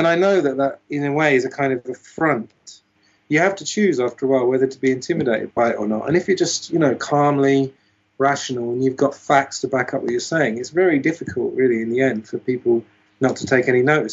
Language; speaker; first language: English; native; English